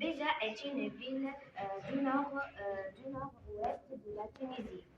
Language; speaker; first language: French; non-native, learner; Arabic